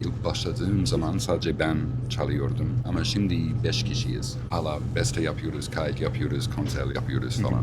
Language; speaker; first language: Turkish; non-native, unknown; English